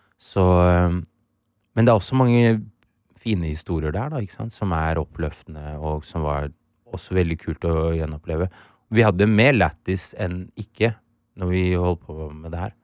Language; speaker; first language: Norwegian; early bilingual, other home language; Swahili